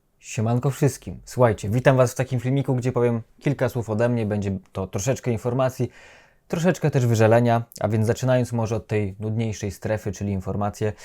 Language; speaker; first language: Polish; native; Polish